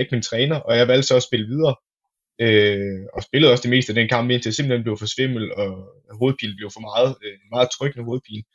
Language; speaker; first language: Danish; native; Danish